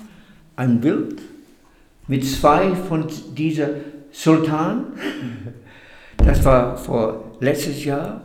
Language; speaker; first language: German; non-native, fluent; English